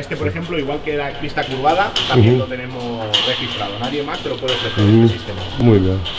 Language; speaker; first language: Spanish; native; Spanish